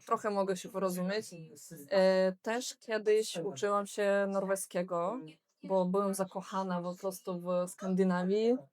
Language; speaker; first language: Polish; non-native, fluent; Belarusian